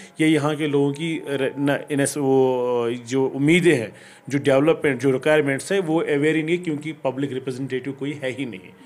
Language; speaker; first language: Hindi; non-native, local second language; Kashmiri